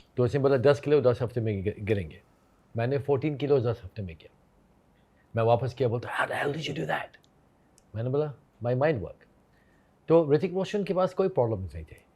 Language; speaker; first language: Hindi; non-native, fluent; English